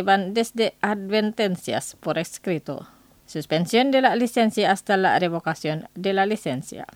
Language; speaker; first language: Spanish; non-native, fluent; Indonesian